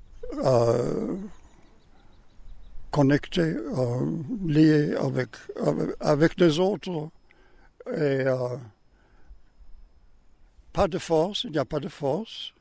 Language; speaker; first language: French; non-native, learner; German